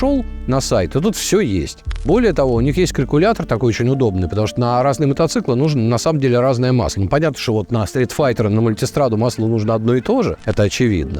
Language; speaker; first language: Russian; native; Russian